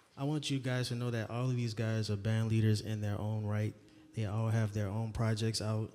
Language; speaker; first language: English; native; English